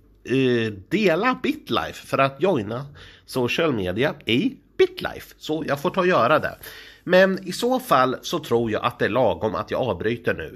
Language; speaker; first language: Swedish; native; Swedish